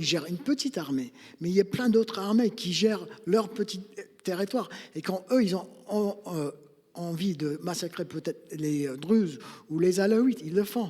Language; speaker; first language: French; non-native, fluent; English